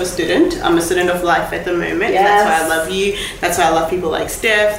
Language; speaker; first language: English; non-native, local second language; Shona